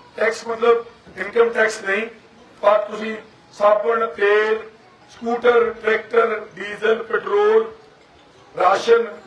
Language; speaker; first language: Punjabi; native; Punjabi